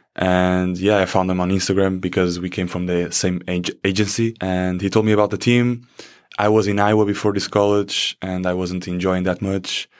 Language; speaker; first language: English; non-native, fluent; Portuguese